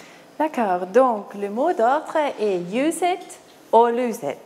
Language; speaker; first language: French; non-native, fluent; German